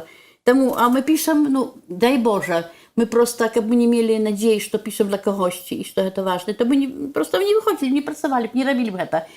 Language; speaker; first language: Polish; non-native, local second language; Belarusian